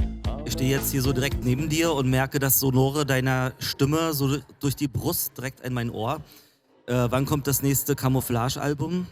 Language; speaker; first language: German; native; German